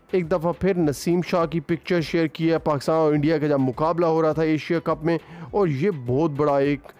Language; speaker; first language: Urdu; non-native, local second language; Punjabi